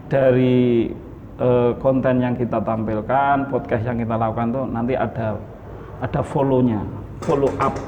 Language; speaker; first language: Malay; non-native, local second language; Javanese